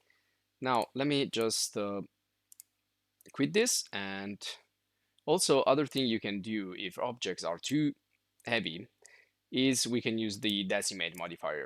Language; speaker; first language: English; non-native, fluent; Italian